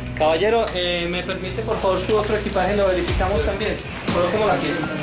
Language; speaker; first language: Spanish; native; Spanish